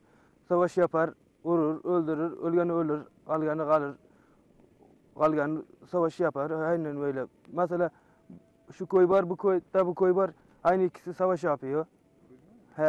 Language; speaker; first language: Turkish; non-native, learner; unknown